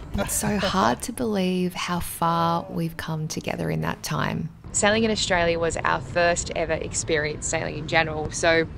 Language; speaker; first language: English; native; English